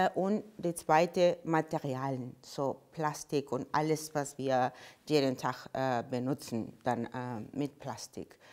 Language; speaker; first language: German; non-native, fluent; Spanish